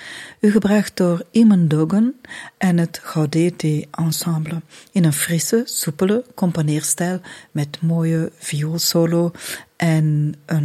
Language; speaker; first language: Dutch; native; Dutch